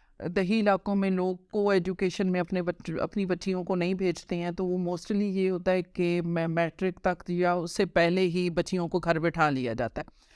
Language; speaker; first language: Urdu; non-native, local second language; Punjabi